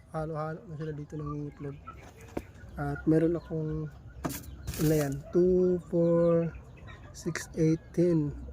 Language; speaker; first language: Filipino; non-native, local second language; Cebuano